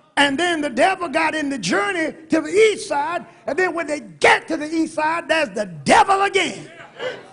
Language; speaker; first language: English; native; English